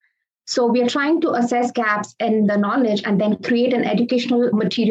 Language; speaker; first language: English; non-native, local second language; Konkani